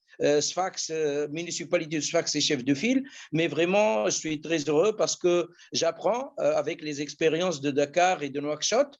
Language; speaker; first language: French; non-native, local second language; Arabic